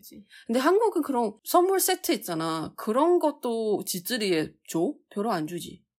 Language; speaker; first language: Korean; native; Korean